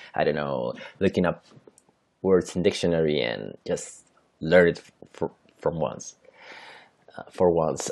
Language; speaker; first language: English; non-native, fluent; Spanish